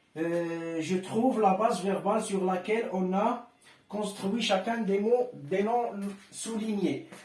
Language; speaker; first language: French; non-native, local second language; Arabic